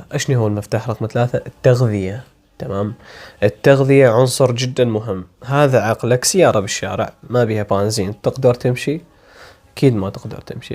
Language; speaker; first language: Arabic; native; Arabic